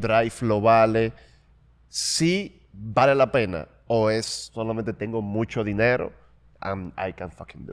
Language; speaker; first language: Spanish; native; Spanish